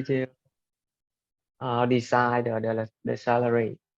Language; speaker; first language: English; non-native, learner; Vietnamese